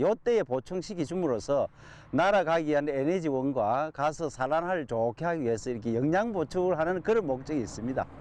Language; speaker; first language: Korean; native; Korean